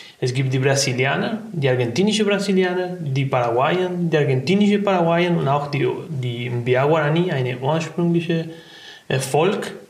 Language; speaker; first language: German; non-native, learner; Spanish